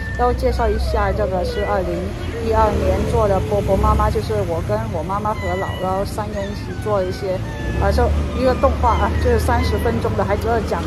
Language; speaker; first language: Chinese; native; Chinese